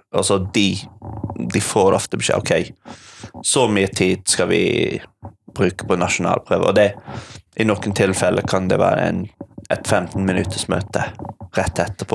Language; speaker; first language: Norwegian; non-native, fluent; English